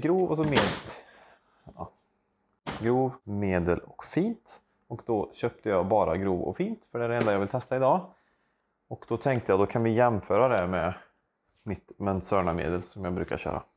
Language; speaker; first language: Swedish; native; Swedish